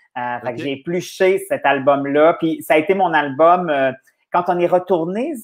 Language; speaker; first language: French; native; French